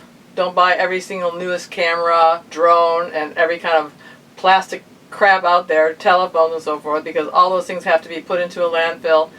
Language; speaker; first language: English; native; English